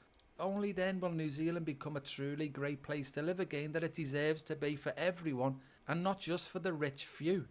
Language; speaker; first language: English; native; English